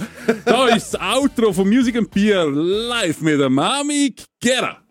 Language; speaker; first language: German; native; German